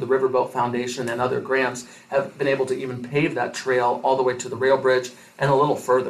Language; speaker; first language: English; native; English